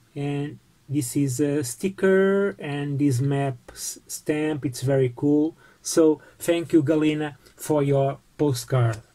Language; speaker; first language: English; non-native, fluent; Portuguese